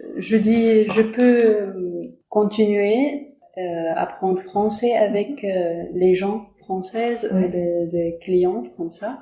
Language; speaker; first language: French; non-native, learner; Arabic